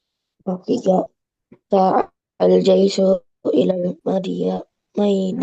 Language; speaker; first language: Arabic; non-native, learner; Indonesian